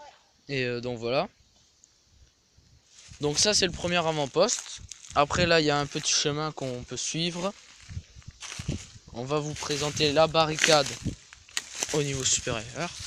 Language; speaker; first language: French; native; French